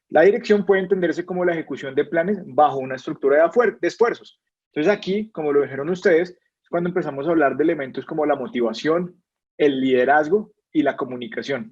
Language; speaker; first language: Spanish; native; Spanish